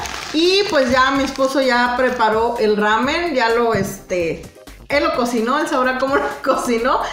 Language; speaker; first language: Spanish; native; Spanish